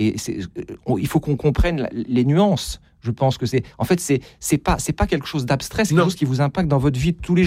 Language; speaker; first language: French; native; French